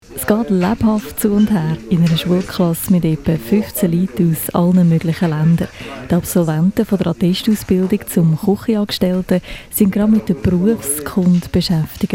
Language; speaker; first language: German; native; German